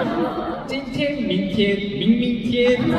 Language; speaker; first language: Chinese; non-native, learner; Korean